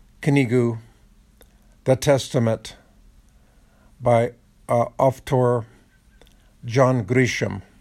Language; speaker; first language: Russian; non-native, learner; Polish